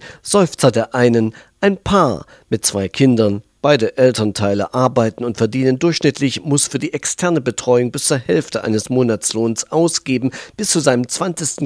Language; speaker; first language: German; native; German